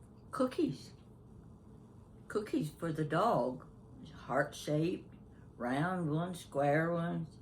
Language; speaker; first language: English; native; English